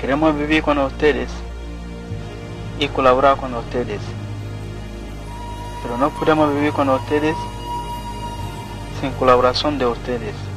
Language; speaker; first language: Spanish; non-native, fluent; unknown